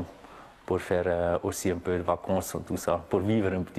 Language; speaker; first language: French; non-native, local second language; German